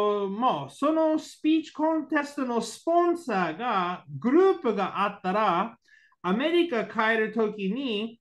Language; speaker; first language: Japanese; non-native, learner; English